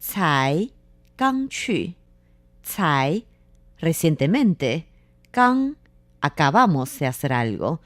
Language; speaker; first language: Spanish; non-native, fluent; Chinese